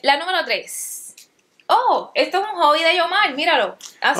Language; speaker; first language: Spanish; native; Spanish